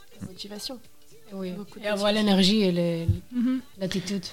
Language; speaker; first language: French; non-native, learner; Spanish